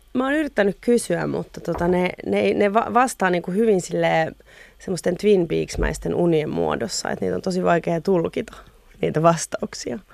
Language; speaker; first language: Finnish; native; Finnish